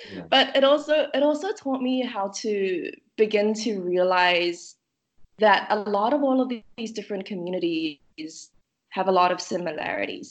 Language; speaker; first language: English; native; English